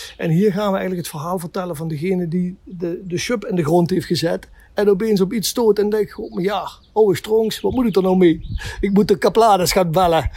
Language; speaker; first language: Dutch; native; Dutch